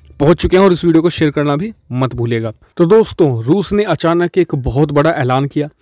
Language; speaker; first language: Hindi; native; Hindi